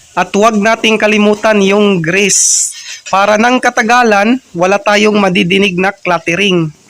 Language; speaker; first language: Filipino; non-native, local second language; Cebuano